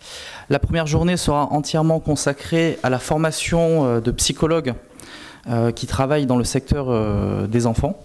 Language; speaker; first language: French; native; French